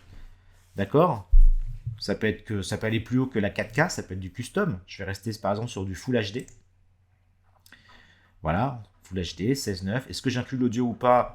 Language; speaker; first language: French; native; French